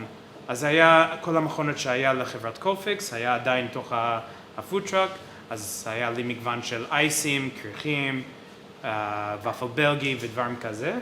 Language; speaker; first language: Hebrew; non-native, fluent; English